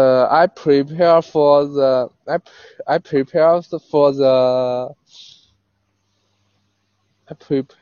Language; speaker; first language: English; non-native, learner; Chinese